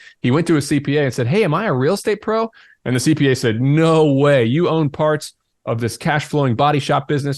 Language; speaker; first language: English; native; English